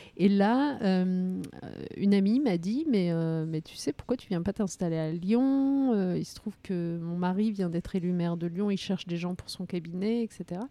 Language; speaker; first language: French; early bilingual, other home language; Riffian